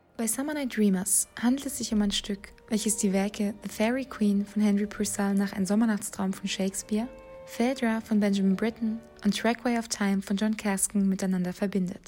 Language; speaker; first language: German; native; German